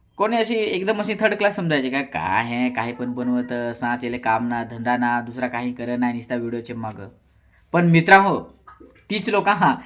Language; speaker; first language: Marathi; non-native, local second language; Kukna